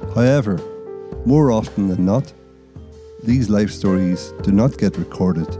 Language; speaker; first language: English; native; English